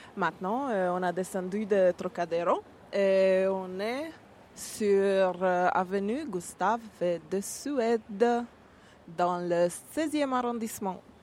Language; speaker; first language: French; non-native, learner; Hungarian